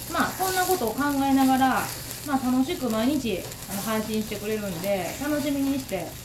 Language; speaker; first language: Japanese; native; Japanese